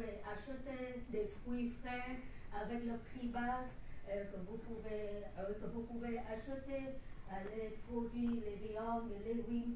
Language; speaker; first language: French; non-native, learner; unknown